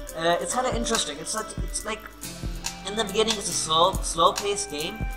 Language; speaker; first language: English; non-native, local second language; Urdu